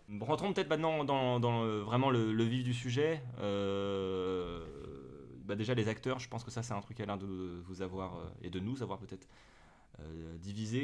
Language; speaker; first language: French; native; French